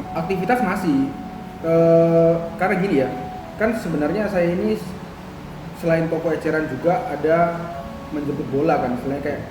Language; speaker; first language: Indonesian; native; Indonesian